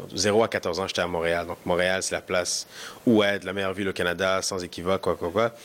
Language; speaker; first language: French; early bilingual, other home language; Kinyarwanda